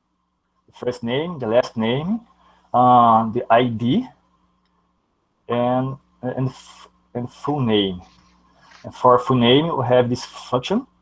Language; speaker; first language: English; non-native, learner; Portuguese